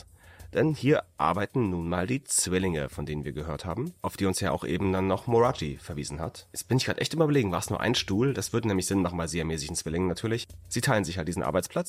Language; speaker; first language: German; native; German